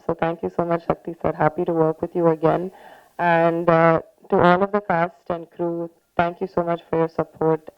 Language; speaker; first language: English; non-native, local second language; Tamil